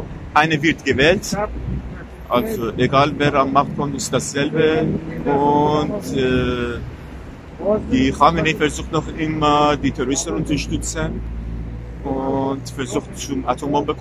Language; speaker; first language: German; non-native, fluent; Persian